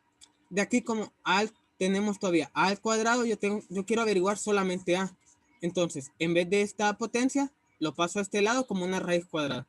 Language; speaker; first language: Spanish; native; Spanish